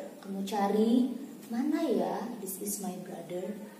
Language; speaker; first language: English; non-native, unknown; Indonesian